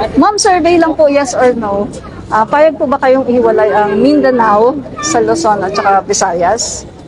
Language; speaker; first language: Filipino; native; Filipino